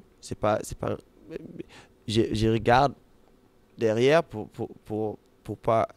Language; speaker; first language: French; non-native, fluent; German